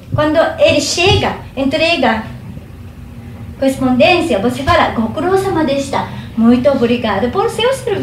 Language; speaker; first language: Portuguese; non-native, learner; Japanese